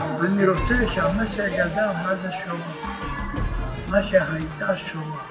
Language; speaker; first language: Hebrew; non-native, fluent; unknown